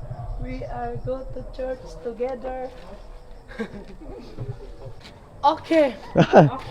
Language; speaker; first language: English; non-native, learner; Filipino